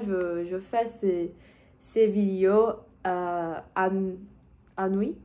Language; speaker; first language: French; non-native, learner; Portuguese